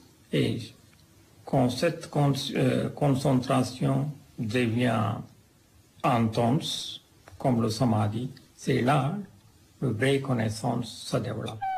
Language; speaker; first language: French; non-native, fluent; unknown